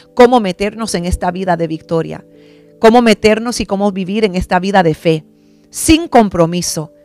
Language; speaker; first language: Spanish; early bilingual, heritage; Spanish